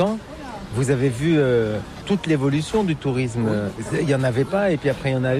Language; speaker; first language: French; native; French